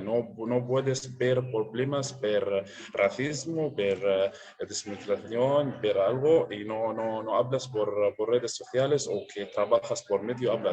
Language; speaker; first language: Spanish; non-native, learner; Arabic